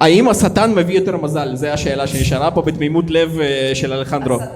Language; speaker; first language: Hebrew; native; Hebrew